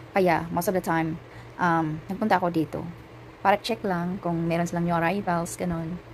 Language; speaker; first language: Filipino; non-native, local second language; Cebuano